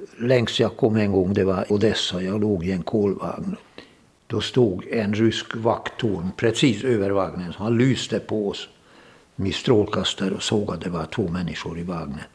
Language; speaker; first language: Swedish; non-native, fluent; Hungarian